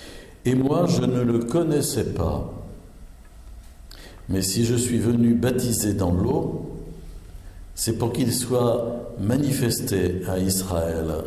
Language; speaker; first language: French; native; French